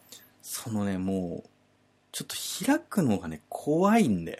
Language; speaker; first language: Japanese; native; Japanese